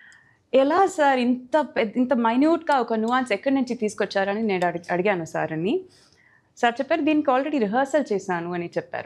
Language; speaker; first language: Telugu; non-native, fluent; Tamil